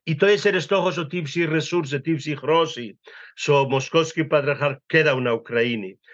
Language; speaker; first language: Ukrainian; non-native, learner; Spanish